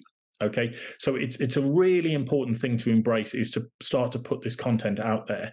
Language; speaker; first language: English; native; English